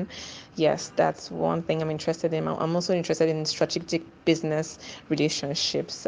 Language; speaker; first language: English; non-native, local second language; Igbo